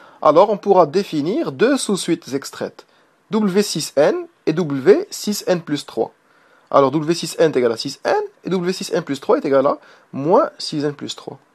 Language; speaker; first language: French; non-native, local second language; Arabic